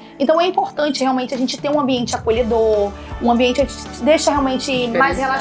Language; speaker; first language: Portuguese; native; Portuguese